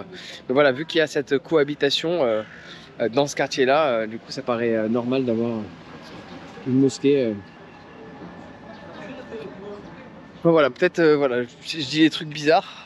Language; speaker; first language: French; native; French